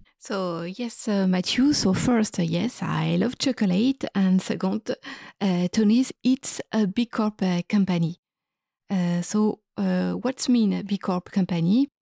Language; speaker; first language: English; non-native, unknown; French